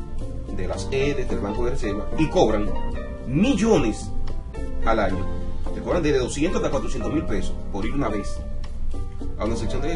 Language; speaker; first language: Spanish; native; Spanish